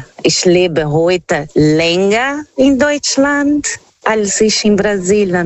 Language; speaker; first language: German; non-native, fluent; Portuguese